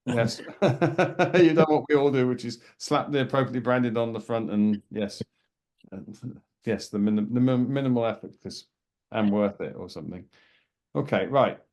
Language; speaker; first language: English; native; English